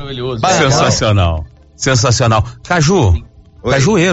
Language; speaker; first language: Portuguese; native; Portuguese